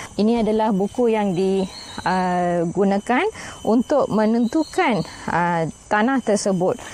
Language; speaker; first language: Malay; non-native, local second language; Tamil